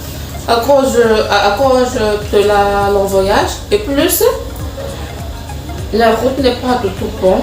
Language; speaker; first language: French; non-native, local second language; Malagasy